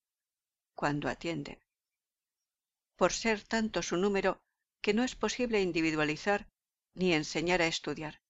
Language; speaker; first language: Spanish; native; Spanish